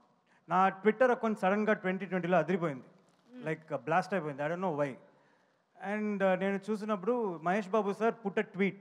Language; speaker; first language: Telugu; non-native, learner; Tamil